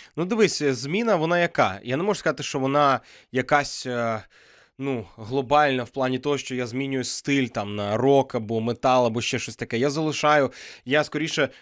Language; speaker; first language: Ukrainian; non-native, local second language; Russian